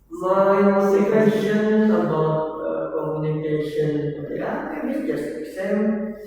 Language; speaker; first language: English; non-native, learner; Indonesian